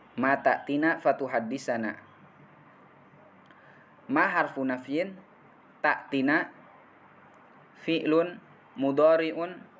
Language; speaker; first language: Arabic; non-native, fluent; Indonesian